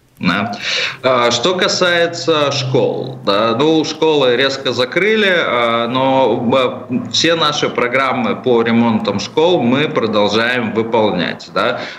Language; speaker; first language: Russian; native; Russian